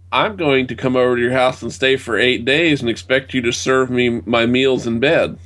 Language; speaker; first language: English; native; English